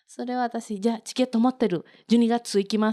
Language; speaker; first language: Japanese; non-native, learner; Spanish